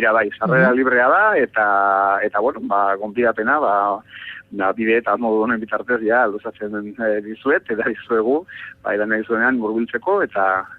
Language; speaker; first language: Basque; native; Basque